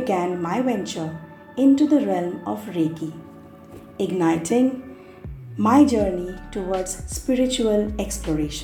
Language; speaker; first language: English; non-native, local second language; Bangla